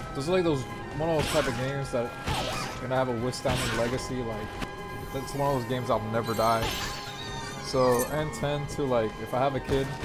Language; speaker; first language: English; native; English